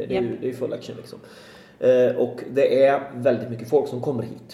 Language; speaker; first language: Swedish; native; Swedish